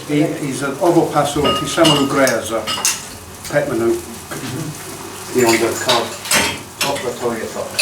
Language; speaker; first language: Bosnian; non-native, learner; English